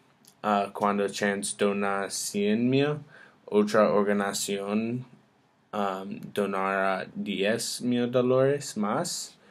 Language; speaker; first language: Spanish; non-native, learner; English